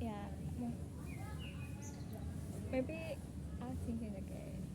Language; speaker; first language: English; non-native, learner; Indonesian